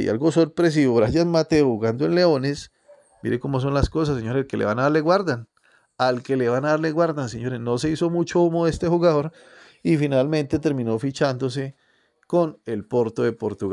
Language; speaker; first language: Spanish; native; Spanish